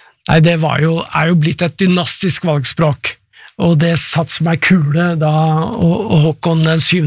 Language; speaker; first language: Norwegian; native; Norwegian